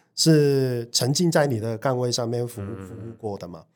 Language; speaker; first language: Chinese; non-native, local second language; Cantonese